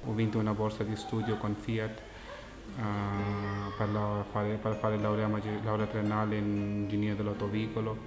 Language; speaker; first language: Italian; non-native, fluent; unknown